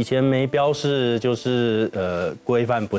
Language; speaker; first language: Chinese; native; Chinese